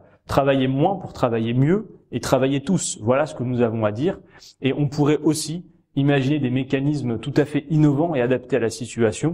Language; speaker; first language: French; native; French